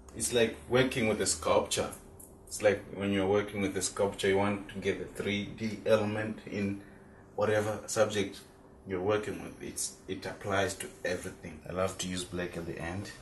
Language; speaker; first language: English; non-native, local second language; Shona